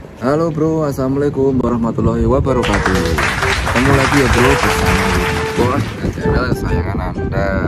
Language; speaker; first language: Indonesian; native; Indonesian